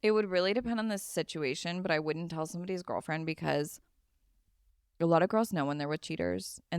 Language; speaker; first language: English; native; English